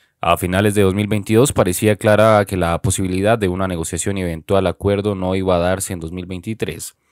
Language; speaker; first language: Spanish; native; Spanish